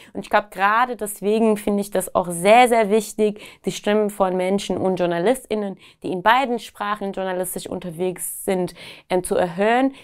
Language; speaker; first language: German; non-native, fluent; Persian